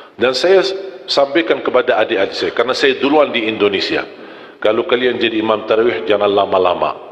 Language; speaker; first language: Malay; non-native, fluent; Arabic